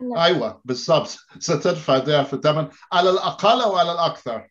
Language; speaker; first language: Arabic; non-native, fluent; English